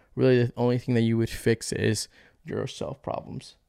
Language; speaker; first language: English; early bilingual, other home language; Spanish